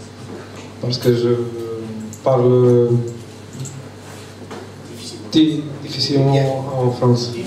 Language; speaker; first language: French; non-native, learner; Romanian